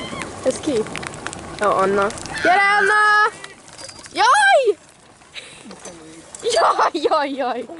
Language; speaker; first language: Hungarian; early bilingual, heritage; Hungarian